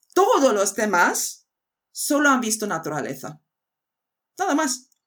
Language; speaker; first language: Spanish; non-native, fluent; Swedish